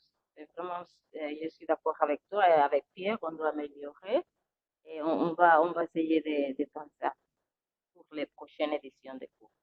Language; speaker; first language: French; non-native, fluent; Spanish